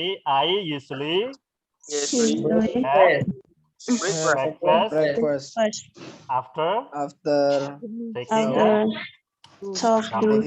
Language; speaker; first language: English; non-native, fluent; Indonesian